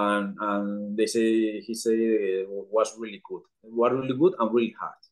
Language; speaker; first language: English; non-native, learner; Spanish